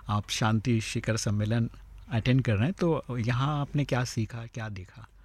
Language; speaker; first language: Hindi; native; Hindi